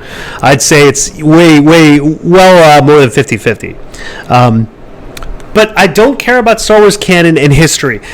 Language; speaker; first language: English; native; English